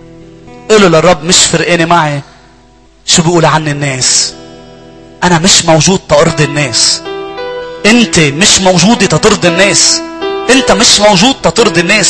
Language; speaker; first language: Arabic; native; Arabic